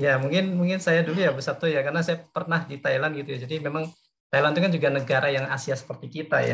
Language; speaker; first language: Indonesian; native; Indonesian